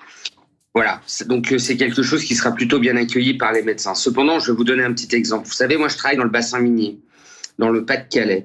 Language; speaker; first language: French; native; French